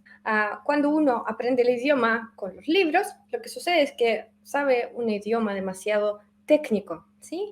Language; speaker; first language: Spanish; non-native, fluent; Russian